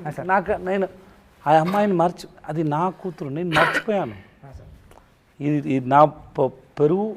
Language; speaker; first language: Telugu; non-native, learner; Tamil